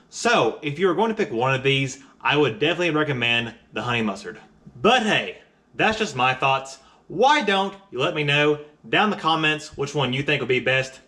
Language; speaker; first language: English; native; English